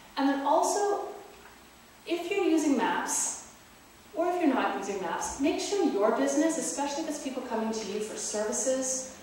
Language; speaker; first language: English; native; English